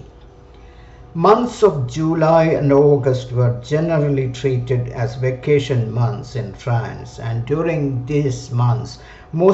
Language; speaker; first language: English; non-native, local second language; Malayalam